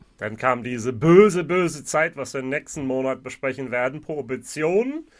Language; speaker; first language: German; non-native, fluent; English